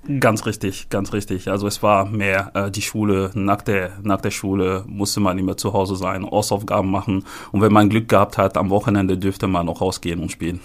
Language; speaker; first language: German; non-native, fluent; French